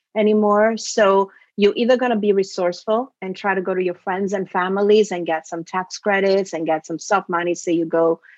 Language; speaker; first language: English; early bilingual, other home language; Italian